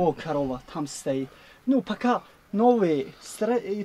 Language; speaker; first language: Russian; non-native, local second language; Uzbek